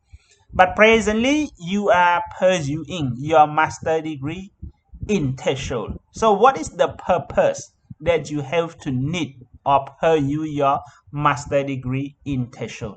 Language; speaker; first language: English; non-native, learner; Khmer